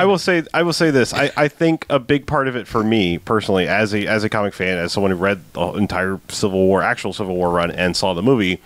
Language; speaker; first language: English; native; English